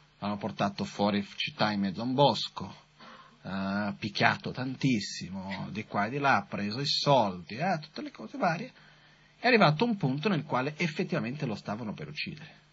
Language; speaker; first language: Italian; non-native, fluent; Portuguese